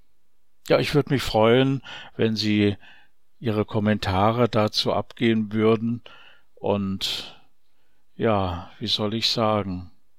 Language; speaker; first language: German; native; German